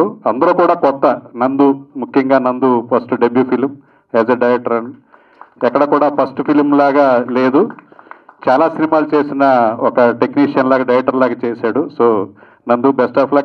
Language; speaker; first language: Telugu; native; Telugu